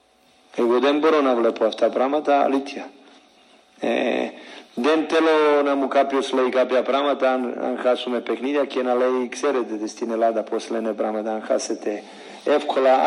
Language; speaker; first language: Greek; non-native, fluent; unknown